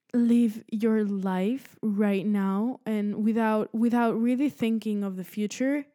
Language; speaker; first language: English; early bilingual, other home language; Spanish